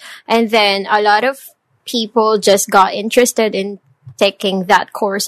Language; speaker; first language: English; non-native, local second language; Filipino